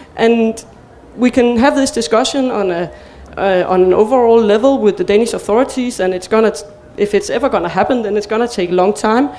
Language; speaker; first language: English; non-native, fluent; Danish